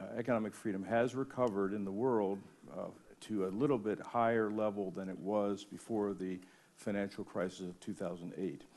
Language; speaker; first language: English; native; English